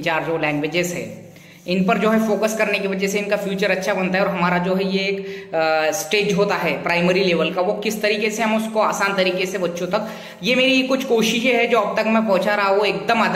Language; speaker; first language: Hindi; native; Hindi